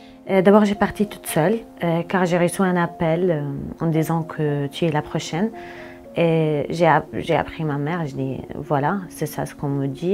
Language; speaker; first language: French; non-native, fluent; Arabic